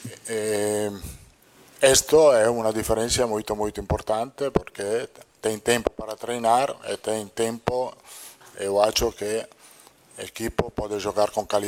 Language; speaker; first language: Portuguese; non-native, fluent; Italian